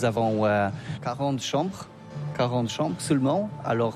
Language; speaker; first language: French; non-native, learner; Polish